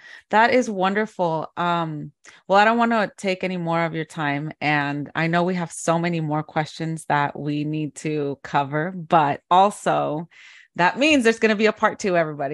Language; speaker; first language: English; early bilingual, other home language; Spanish